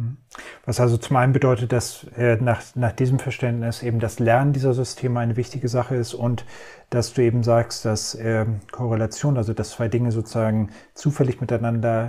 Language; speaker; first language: German; native; German